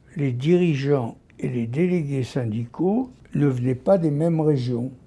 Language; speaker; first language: French; native; French